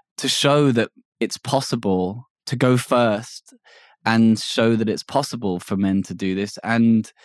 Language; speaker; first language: English; native; English